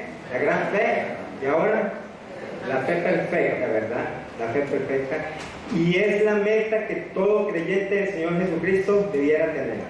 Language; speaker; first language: Spanish; native; Spanish